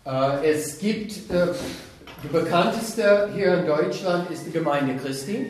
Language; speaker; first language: German; non-native, fluent; English